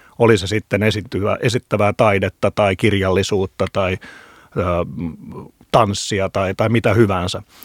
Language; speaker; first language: Finnish; native; Finnish